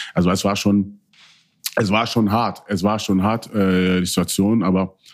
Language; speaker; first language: German; early bilingual, other home language; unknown